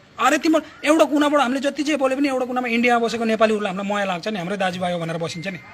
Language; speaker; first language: Nepali; native; Nepali